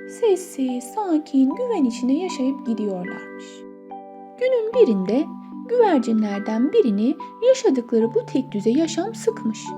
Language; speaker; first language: Turkish; native; Turkish